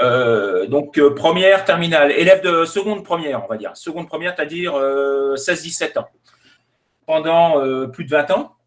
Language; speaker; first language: French; native; French